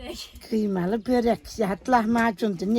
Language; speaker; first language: Turkish; native; Turkish